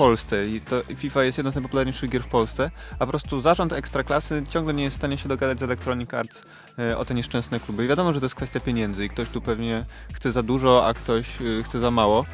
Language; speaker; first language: Polish; native; Polish